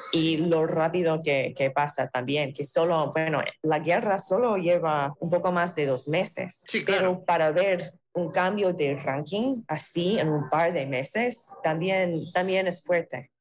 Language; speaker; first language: Spanish; non-native, fluent; English